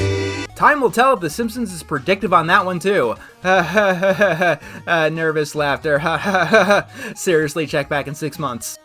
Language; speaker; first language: English; native; English